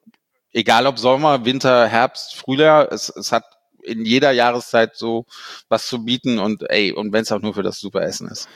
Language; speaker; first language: German; native; German